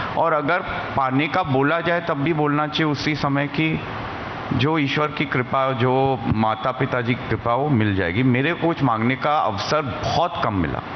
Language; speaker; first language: Hindi; native; Hindi